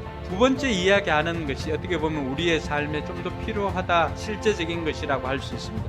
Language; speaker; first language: Korean; native; Korean